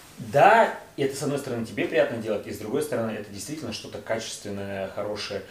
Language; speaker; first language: Russian; native; Russian